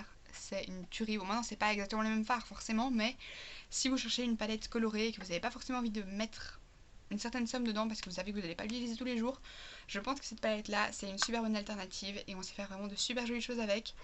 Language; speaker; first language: French; native; French